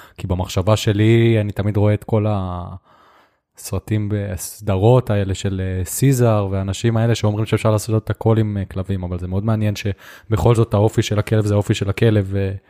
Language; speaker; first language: Hebrew; native; Hebrew